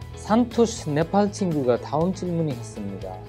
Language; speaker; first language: Korean; non-native, fluent; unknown